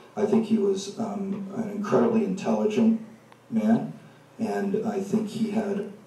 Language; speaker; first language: English; native; English